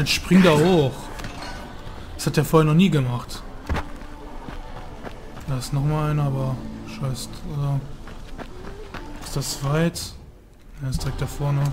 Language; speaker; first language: German; native; German